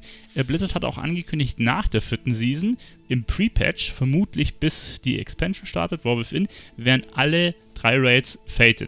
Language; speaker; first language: German; native; German